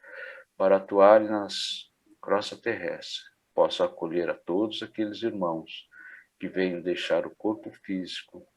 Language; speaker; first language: Portuguese; native; Portuguese